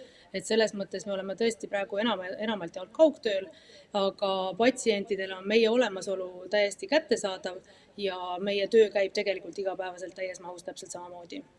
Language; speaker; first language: Estonian; native; Estonian